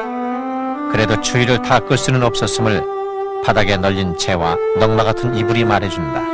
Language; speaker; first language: Korean; native; Korean